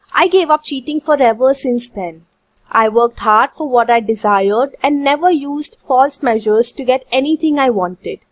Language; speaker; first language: English; non-native, local second language; Hindi